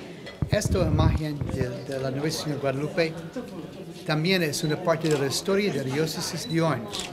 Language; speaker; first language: Spanish; non-native, fluent; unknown